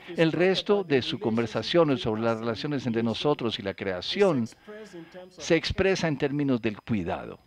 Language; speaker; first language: Spanish; non-native, fluent; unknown